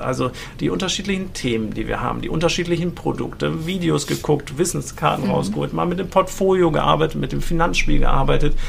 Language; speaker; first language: German; native; German